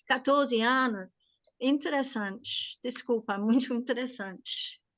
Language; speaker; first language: Portuguese; non-native, learner; English